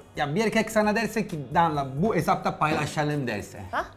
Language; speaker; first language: Turkish; non-native, fluent; Italian